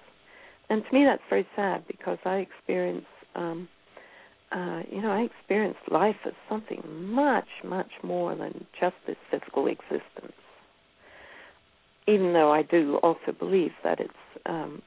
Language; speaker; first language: English; native; English